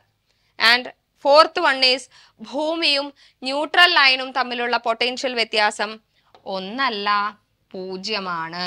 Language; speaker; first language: Malayalam; native; Malayalam